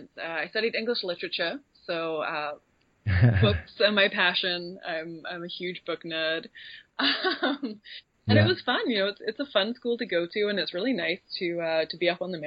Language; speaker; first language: English; native; English